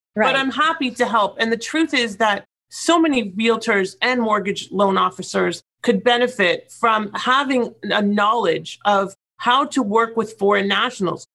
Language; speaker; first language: English; native; English